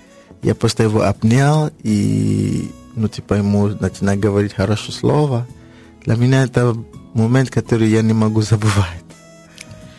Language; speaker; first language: Russian; non-native, learner; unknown